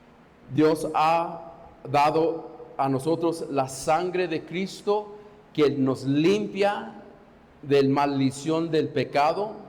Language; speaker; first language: Spanish; non-native, fluent; English